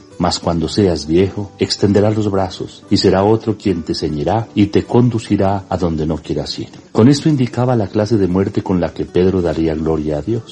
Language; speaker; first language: Spanish; native; Spanish